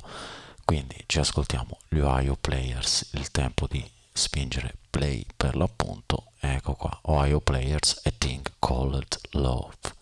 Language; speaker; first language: Italian; native; Italian